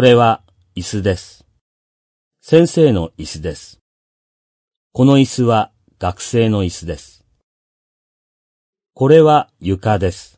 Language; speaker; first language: Japanese; non-native, learner; Russian